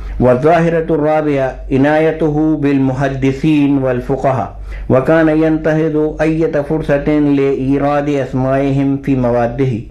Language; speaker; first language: Arabic; non-native, fluent; Urdu